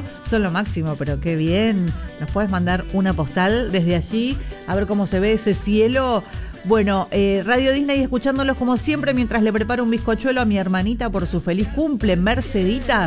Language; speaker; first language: Spanish; native; Spanish